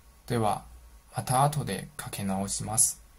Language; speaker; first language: Japanese; non-native, fluent; Chinese